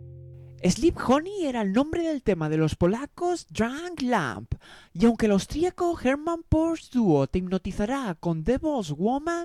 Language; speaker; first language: Spanish; native; Spanish